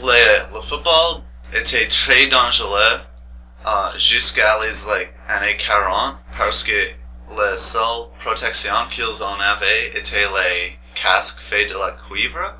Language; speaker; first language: French; non-native, learner; English